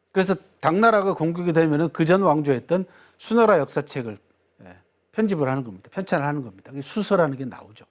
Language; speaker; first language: Korean; native; Korean